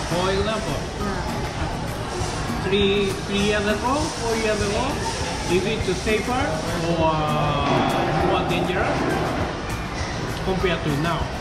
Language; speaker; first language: English; non-native, learner; Japanese